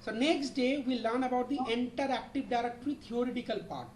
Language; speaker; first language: English; non-native, local second language; Bangla